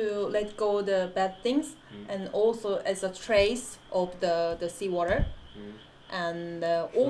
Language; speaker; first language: English; non-native, fluent; Korean